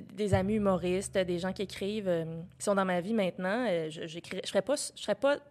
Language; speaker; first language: French; native; French